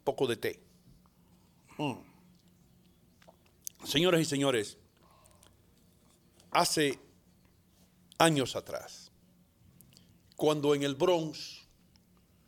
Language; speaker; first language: Spanish; native; Spanish